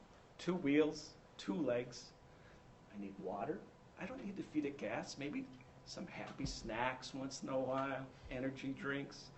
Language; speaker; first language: English; native; English